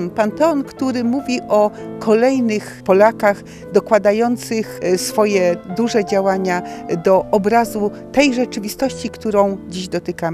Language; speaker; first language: Polish; native; Polish